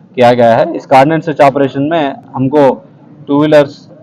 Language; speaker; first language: Hindi; non-native, local second language; Telugu